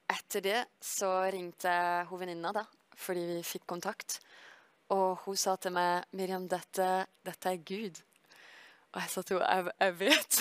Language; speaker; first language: Norwegian; early bilingual, heritage; French